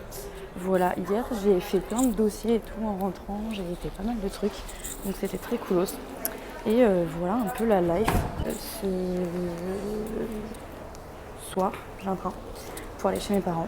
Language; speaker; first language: French; native; French